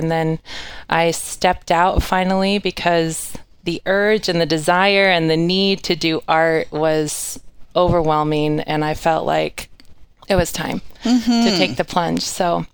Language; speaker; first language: English; native; English